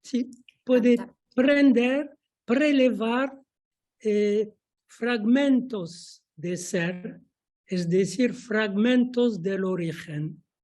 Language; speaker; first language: Spanish; non-native, fluent; French